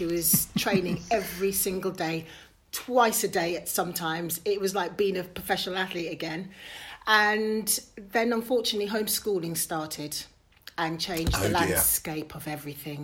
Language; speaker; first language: English; native; English